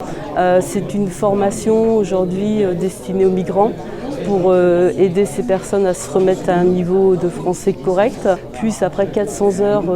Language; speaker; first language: French; native; French